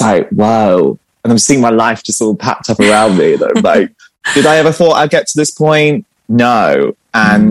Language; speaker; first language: English; native; English